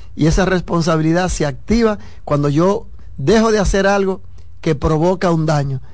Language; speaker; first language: Spanish; native; Spanish